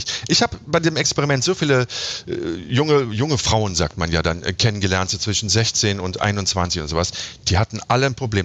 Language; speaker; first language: German; native; German